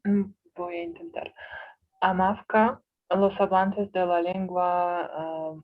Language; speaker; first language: Spanish; non-native, learner; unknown